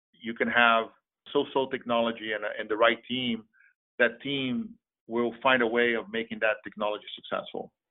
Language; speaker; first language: English; non-native, fluent; Portuguese